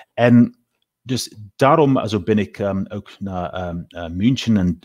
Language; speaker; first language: Dutch; non-native, fluent; English